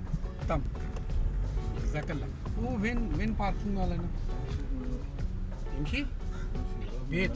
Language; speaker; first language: Arabic; non-native, learner; Hindi